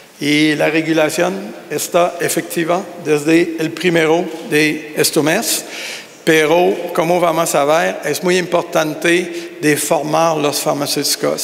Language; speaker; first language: Spanish; non-native, learner; French